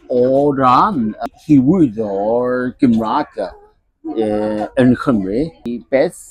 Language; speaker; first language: Welsh; non-native, learner; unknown